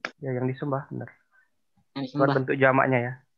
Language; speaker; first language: Indonesian; native; Indonesian